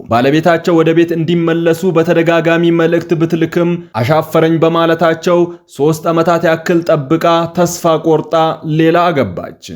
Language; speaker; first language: Amharic; native; Amharic